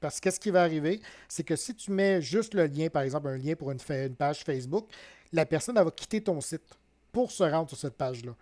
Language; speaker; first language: French; native; French